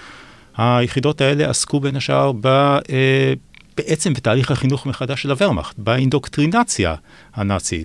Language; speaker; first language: Hebrew; native; Hebrew